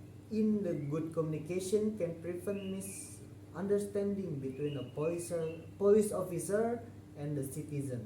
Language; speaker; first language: English; non-native, fluent; Indonesian